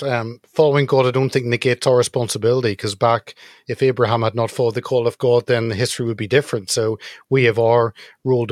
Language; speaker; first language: English; native; English